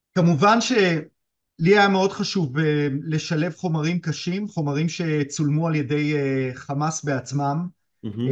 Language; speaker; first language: Hebrew; native; Hebrew